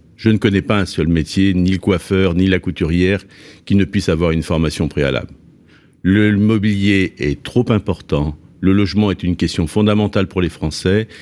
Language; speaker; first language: French; native; French